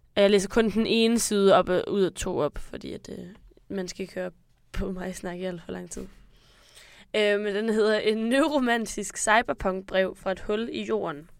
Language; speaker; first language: Danish; native; Danish